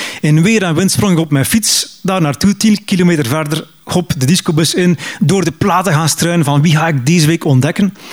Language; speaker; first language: Dutch; native; Dutch